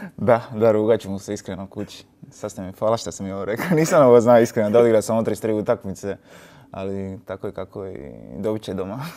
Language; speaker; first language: Croatian; native; Croatian